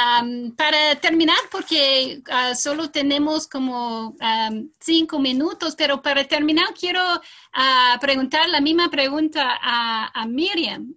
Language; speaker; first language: Spanish; non-native, fluent; English